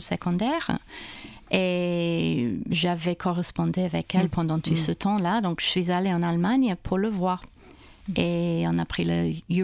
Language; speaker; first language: French; non-native, fluent; English